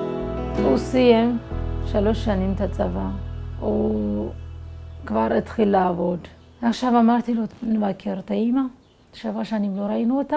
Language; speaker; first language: Hebrew; non-native, fluent; Amharic